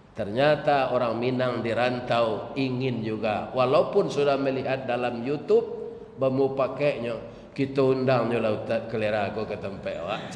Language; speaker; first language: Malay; non-native, local second language; Minangkabau